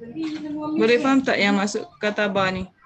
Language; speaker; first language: Malay; native; Malay